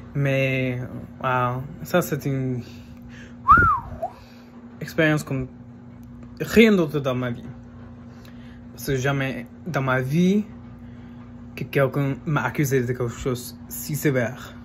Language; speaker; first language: French; non-native, fluent; English